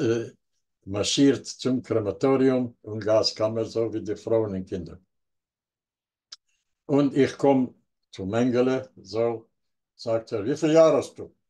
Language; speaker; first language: German; non-native, learner; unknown